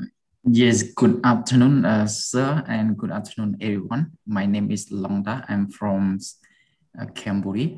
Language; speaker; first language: English; non-native, fluent; Khmer